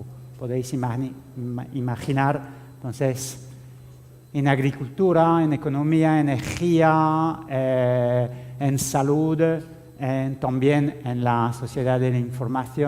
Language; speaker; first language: Spanish; non-native, fluent; French